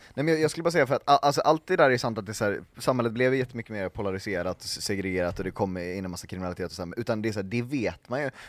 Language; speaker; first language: Swedish; native; Swedish